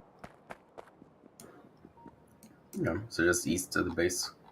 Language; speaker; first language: English; native; English